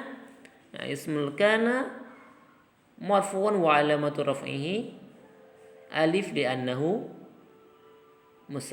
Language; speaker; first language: Arabic; non-native, fluent; Indonesian